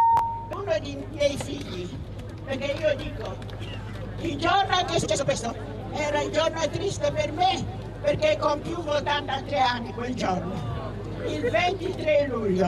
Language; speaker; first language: Italian; non-native, fluent; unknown